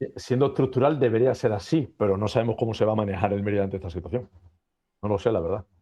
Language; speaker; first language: Spanish; native; Spanish